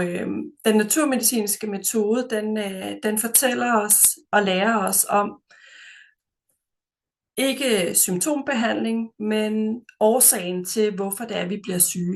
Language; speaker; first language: Danish; native; Danish